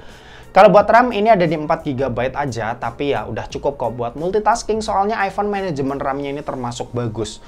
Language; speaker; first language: Indonesian; native; Indonesian